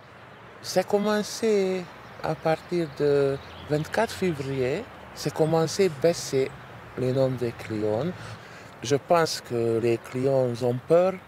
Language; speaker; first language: French; non-native, learner; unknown